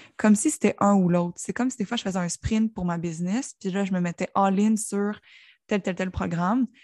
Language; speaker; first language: French; native; French